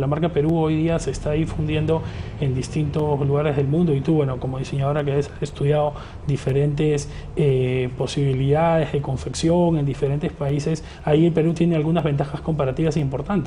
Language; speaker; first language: Spanish; native; Spanish